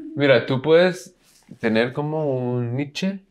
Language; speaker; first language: Spanish; non-native, learner; English